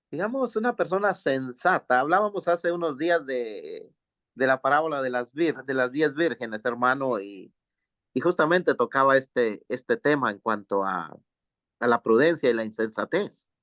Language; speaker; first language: Spanish; native; Spanish